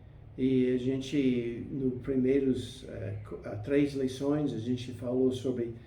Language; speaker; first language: Portuguese; non-native, fluent; English